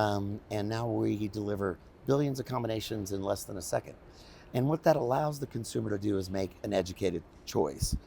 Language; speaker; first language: English; native; English